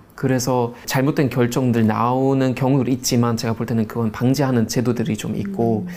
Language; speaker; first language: Korean; non-native, fluent; German